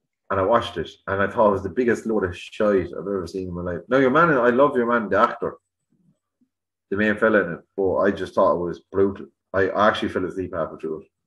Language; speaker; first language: English; native; English